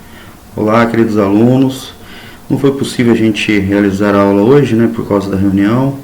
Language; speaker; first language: Portuguese; native; Portuguese